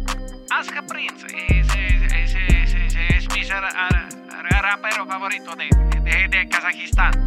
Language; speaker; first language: Spanish; non-native, learner; Russian